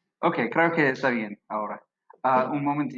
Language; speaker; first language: Spanish; non-native, fluent; English